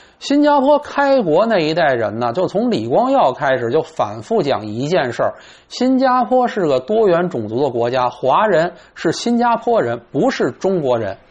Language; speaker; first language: Chinese; native; Chinese